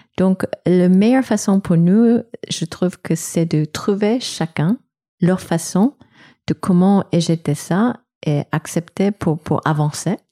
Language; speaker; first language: French; non-native, fluent; English